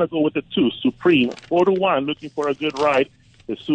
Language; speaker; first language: English; native; English